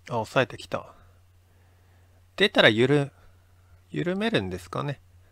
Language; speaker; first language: Japanese; native; Japanese